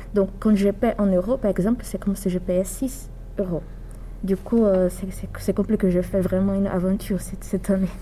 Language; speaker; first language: French; non-native, fluent; Portuguese